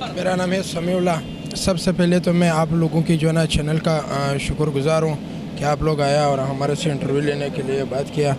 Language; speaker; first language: Hindi; non-native, local second language; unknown